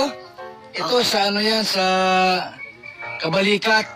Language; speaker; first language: Filipino; non-native, local second language; Bikol